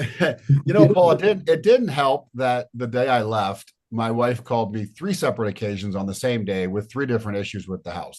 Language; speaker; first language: English; native; English